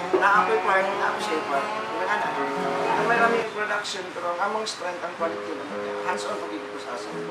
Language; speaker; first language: Cebuano; native; Cebuano